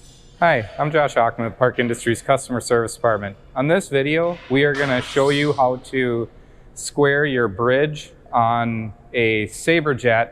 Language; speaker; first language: English; native; English